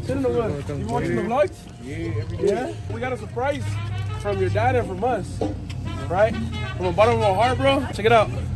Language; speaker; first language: English; early bilingual, other home language; Spanish